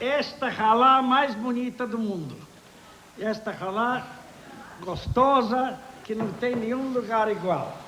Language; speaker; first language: Portuguese; non-native, fluent; Polish